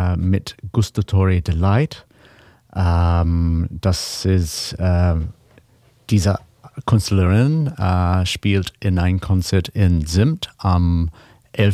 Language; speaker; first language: German; non-native, learner; English